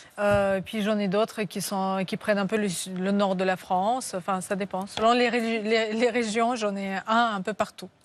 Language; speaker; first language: French; non-native, fluent; Russian